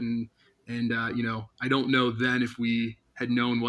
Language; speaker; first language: English; native; English